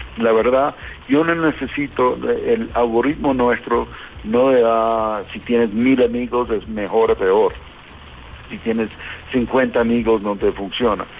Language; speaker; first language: Spanish; non-native, fluent; English